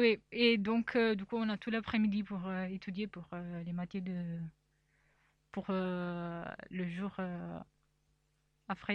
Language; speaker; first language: French; non-native, fluent; Italian